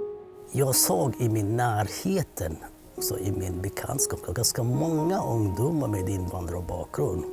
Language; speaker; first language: Swedish; non-native, fluent; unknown